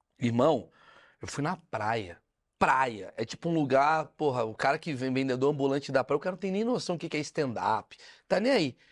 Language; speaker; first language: Portuguese; native; Portuguese